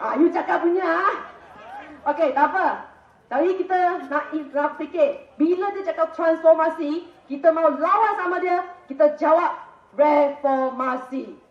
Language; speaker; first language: Malay; non-native, local second language; Chinese